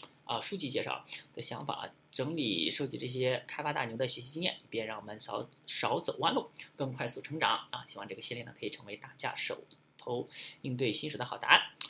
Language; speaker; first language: Chinese; native; Chinese